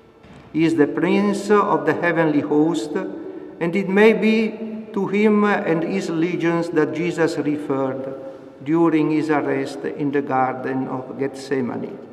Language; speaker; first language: English; non-native, fluent; Italian